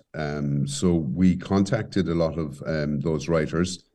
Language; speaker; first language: English; native; English